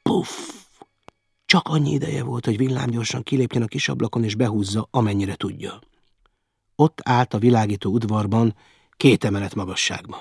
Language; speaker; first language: Hungarian; native; Hungarian